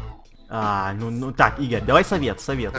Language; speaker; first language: Russian; native; Russian